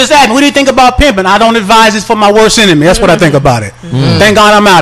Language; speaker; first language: English; native; English